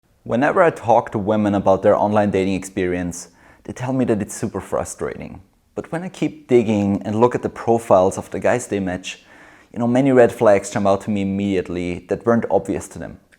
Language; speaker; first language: English; non-native, fluent; German